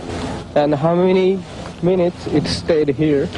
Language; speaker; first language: English; non-native, learner; Japanese